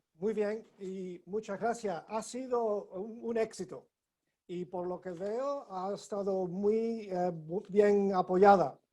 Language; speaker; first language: Spanish; non-native, fluent; English